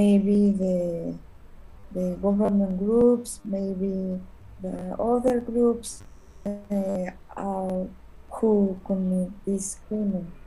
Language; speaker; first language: English; non-native, learner; Spanish